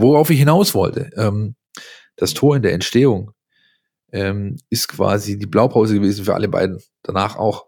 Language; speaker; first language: German; native; German